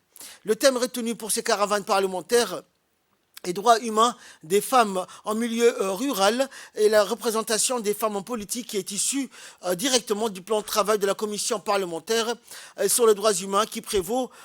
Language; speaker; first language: French; native; French